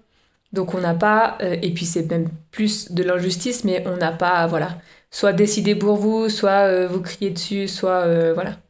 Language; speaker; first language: French; native; French